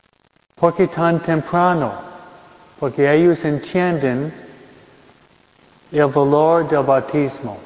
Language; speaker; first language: Spanish; non-native, fluent; English